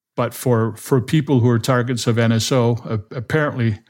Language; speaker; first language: English; non-native, fluent; Danish